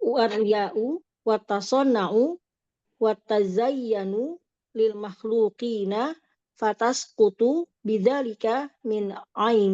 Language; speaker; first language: Arabic; non-native, learner; Indonesian